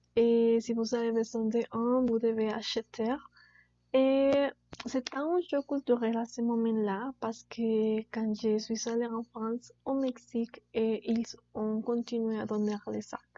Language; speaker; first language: French; non-native, learner; Spanish